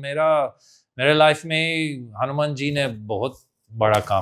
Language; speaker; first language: Hindi; non-native, fluent; English